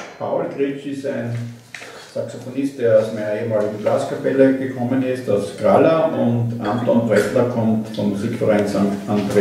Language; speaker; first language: German; native; German